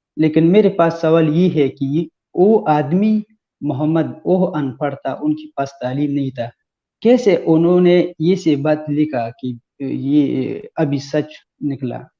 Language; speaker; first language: Hindi; non-native, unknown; Pashto